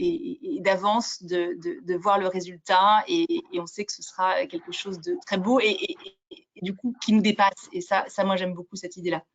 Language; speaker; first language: French; native; French